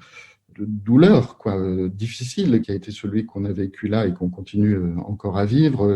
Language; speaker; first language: French; native; French